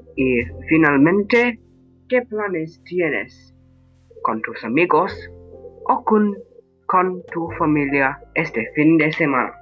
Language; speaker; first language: Spanish; non-native, learner; English